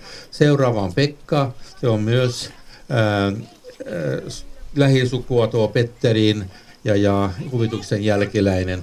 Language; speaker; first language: Finnish; non-native, local second language; Swedish